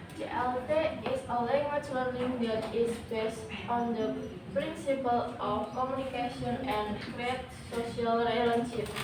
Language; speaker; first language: English; non-native, learner; Indonesian